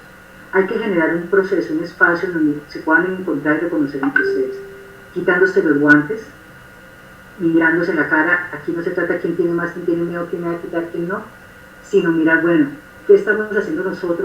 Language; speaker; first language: Spanish; native; Spanish